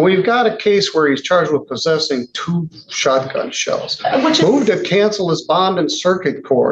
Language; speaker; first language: English; native; English